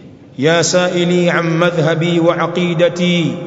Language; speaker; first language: Arabic; non-native, fluent; Swahili